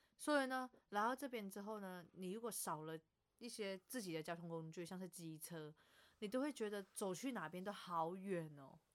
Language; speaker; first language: Chinese; non-native, local second language; Cantonese